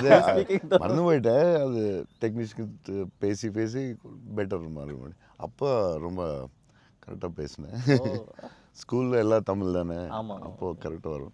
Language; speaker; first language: Tamil; non-native, local second language; Telugu